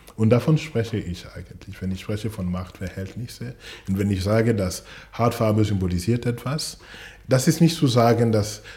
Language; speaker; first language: German; non-native, fluent; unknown